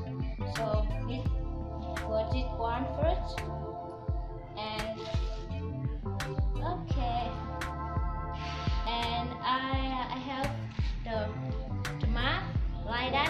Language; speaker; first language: English; non-native, learner; Vietnamese